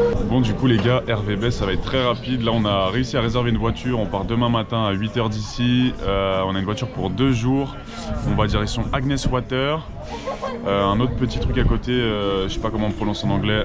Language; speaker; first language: French; native; French